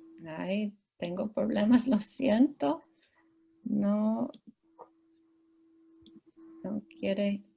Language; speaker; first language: Spanish; non-native, fluent; English